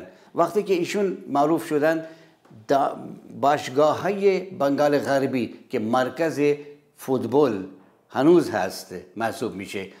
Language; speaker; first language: Persian; non-native, fluent; Urdu